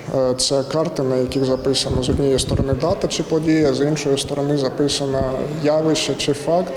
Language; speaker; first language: Ukrainian; native; Ukrainian